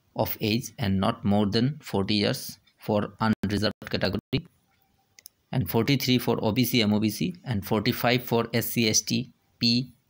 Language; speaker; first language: English; non-native, local second language; Bangla